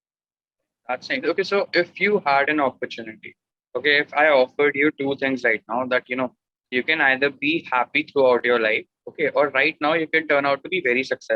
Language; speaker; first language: English; non-native, local second language; Hindi